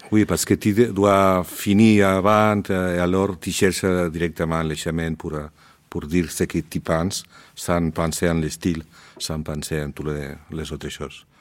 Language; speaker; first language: French; non-native, learner; Spanish